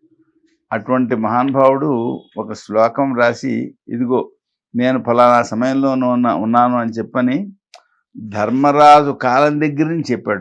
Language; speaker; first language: Telugu; native; Telugu